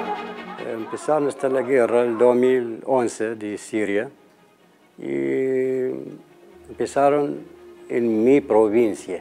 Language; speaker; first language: Spanish; non-native, learner; Arabic